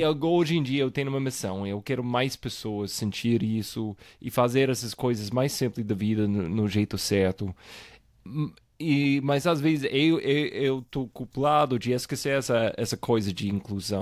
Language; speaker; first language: Portuguese; non-native, fluent; English